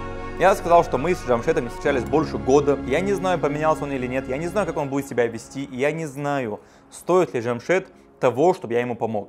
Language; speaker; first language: Russian; native; Russian